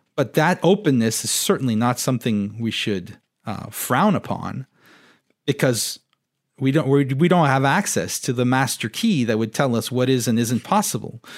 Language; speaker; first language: English; non-native, fluent; French